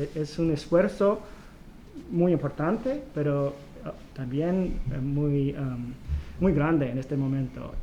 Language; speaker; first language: Spanish; non-native, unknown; English